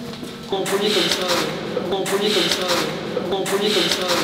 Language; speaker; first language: French; native; French